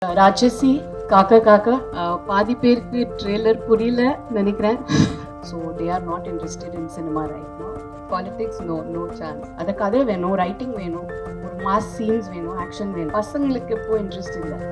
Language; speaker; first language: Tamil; non-native, fluent; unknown